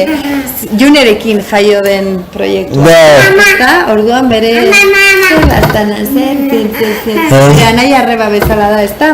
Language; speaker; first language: Basque; non-native, local second language; Spanish